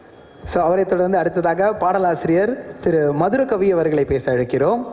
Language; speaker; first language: Tamil; native; Tamil